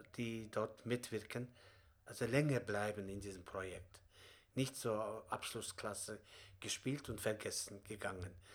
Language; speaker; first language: German; non-native, fluent; Russian